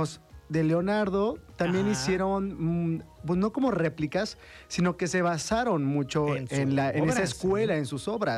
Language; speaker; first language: Spanish; native; Spanish